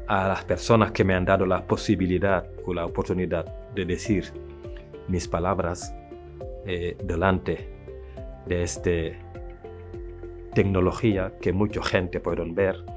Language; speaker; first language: Spanish; non-native, fluent; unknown